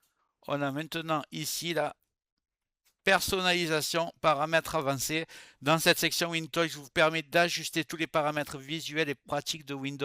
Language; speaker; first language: French; native; French